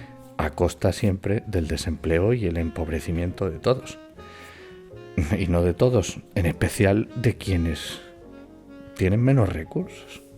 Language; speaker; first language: Spanish; native; Spanish